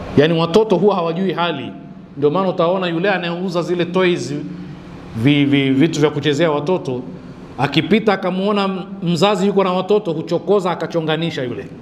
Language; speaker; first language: Swahili; native; Swahili